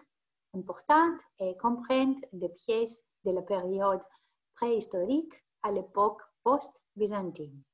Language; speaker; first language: French; non-native, fluent; Greek